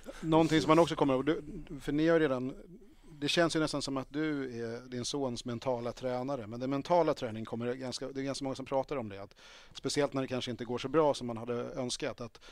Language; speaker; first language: Swedish; native; Swedish